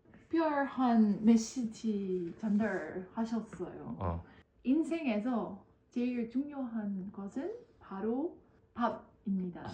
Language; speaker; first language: Korean; non-native, learner; Dutch